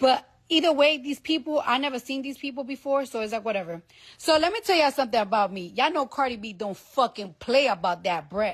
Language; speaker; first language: English; native; English